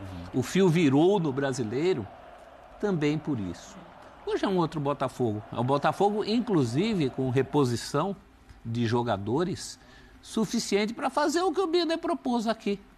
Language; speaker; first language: Portuguese; native; Portuguese